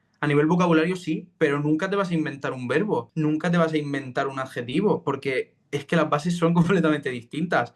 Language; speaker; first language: Spanish; native; Spanish